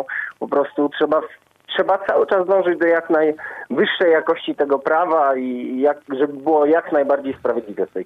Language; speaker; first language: Polish; native; Polish